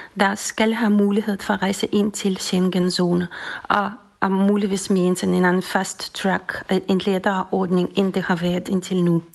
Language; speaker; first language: Danish; non-native, fluent; Russian